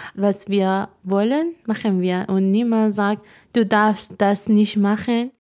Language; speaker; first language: German; non-native, fluent; Persian